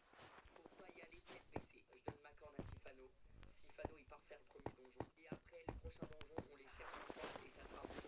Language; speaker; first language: French; native; French